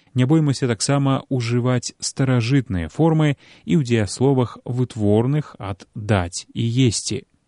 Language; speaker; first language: Belarusian; native; Belarusian